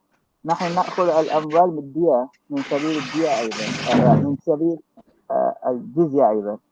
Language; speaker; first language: Arabic; non-native, learner; Malay